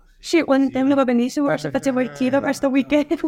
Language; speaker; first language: Italian; non-native, learner; Spanish